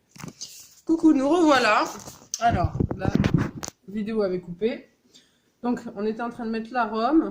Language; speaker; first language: French; native; French